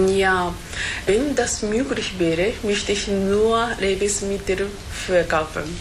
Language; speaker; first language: German; non-native, fluent; Japanese